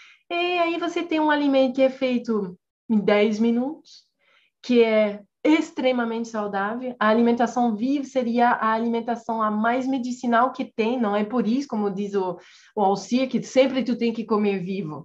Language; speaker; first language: Portuguese; non-native, fluent; French